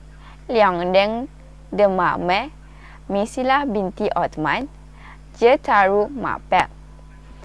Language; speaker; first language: French; non-native, learner; Malay